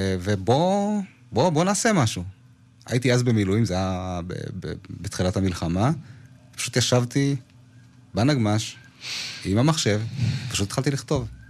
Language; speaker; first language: Hebrew; early bilingual, other home language; Amharic